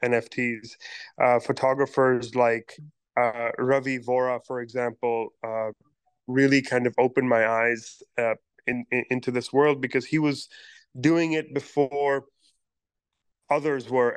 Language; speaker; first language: English; non-native, local second language; Pashto